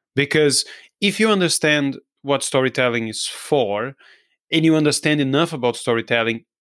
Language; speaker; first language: English; non-native, fluent; Portuguese